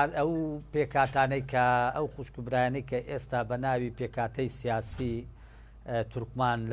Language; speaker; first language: Central Kurdish; non-native, local second language; Turkish